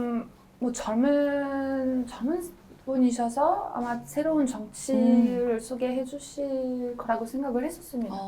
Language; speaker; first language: Korean; non-native, fluent; French